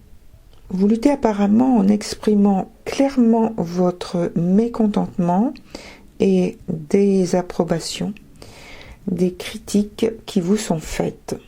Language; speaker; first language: French; native; French